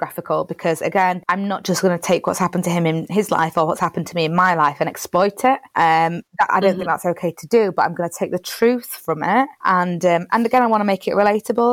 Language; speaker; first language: English; native; English